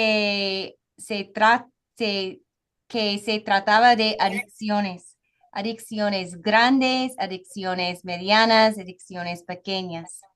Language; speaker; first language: Spanish; non-native, fluent; English